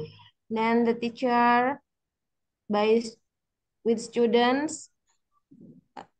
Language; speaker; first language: English; non-native, learner; Indonesian